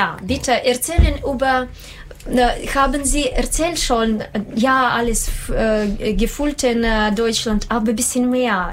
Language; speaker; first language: German; non-native, learner; Russian